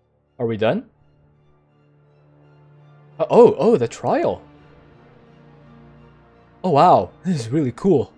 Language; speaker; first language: English; native; English